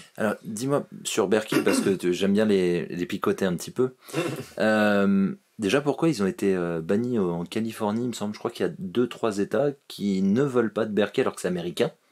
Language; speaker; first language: French; native; French